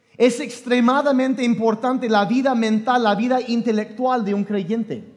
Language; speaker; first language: Spanish; non-native, fluent; English